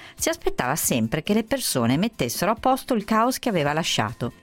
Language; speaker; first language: Italian; native; Italian